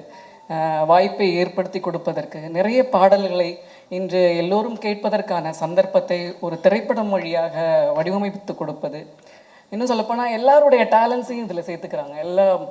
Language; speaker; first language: Tamil; native; Tamil